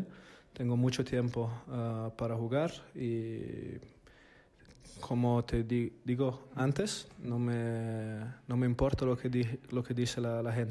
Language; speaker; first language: Spanish; non-native, learner; Italian